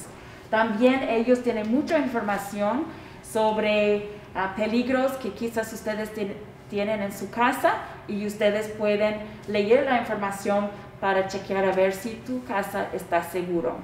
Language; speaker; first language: Spanish; early bilingual, heritage; Spanish